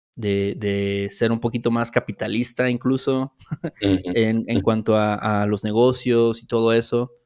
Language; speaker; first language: Spanish; native; Spanish